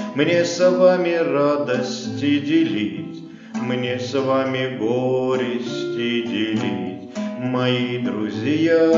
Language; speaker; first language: Russian; non-native, local second language; Azerbaijani